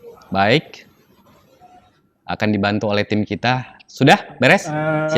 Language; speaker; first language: Indonesian; native; Indonesian